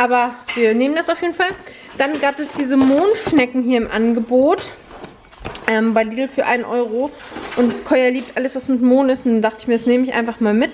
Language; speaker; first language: German; native; German